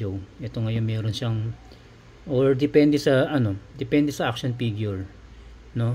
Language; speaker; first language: Filipino; native; Filipino